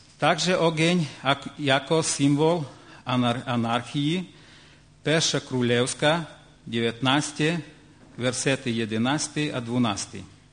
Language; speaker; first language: Polish; non-native, learner; Ukrainian